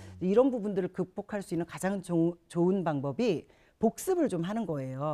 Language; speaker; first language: Korean; native; Korean